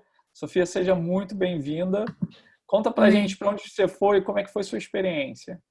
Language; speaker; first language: Portuguese; native; Portuguese